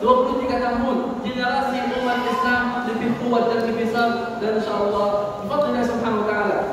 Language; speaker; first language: Indonesian; non-native, learner; Arabic